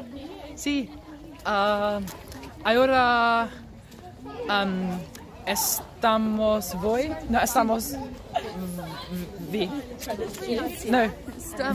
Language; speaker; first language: Spanish; non-native, learner; English